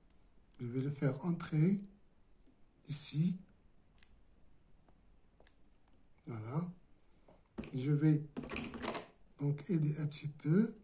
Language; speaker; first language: French; non-native, local second language; Arabic